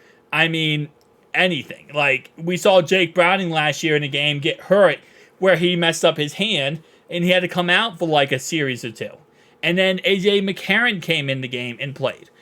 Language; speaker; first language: English; native; English